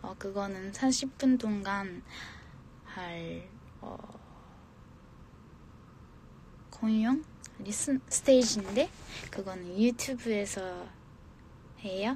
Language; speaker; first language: Korean; non-native, fluent; Japanese